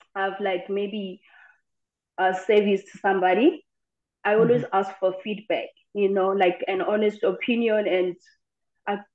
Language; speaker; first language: English; non-native, local second language; Xhosa